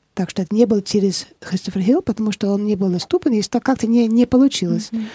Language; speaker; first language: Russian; non-native, fluent; Dutch